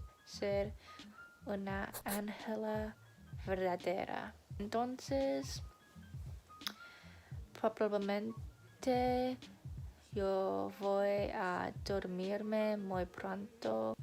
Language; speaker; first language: Spanish; non-native, learner; English